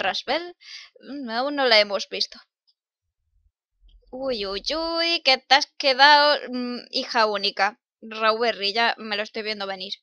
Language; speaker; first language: Spanish; native; Spanish